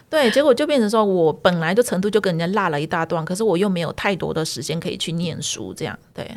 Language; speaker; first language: Chinese; early bilingual, heritage; Chinese